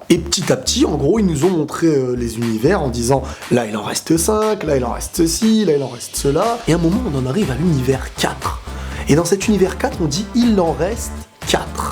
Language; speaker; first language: French; native; French